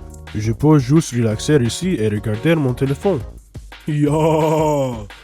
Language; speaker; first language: French; non-native, learner; English